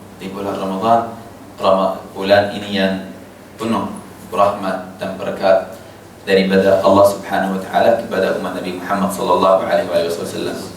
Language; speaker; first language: Malay; non-native, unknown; Arabic